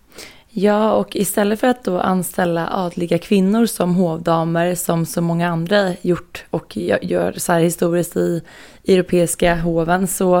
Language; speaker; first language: Swedish; native; Swedish